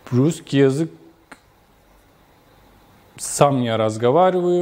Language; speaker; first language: Russian; non-native, learner; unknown